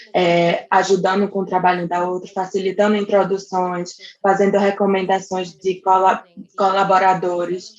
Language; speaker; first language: Portuguese; non-native, fluent; English